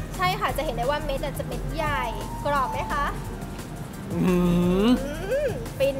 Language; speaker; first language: Thai; native; Thai